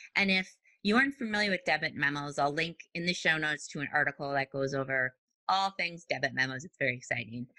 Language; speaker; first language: English; native; English